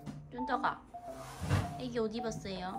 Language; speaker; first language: Korean; native; Korean